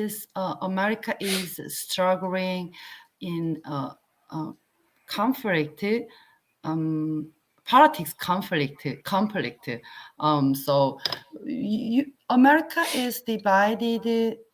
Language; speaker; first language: English; non-native, learner; Korean